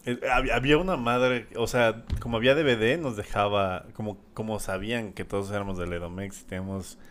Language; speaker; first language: Spanish; native; Spanish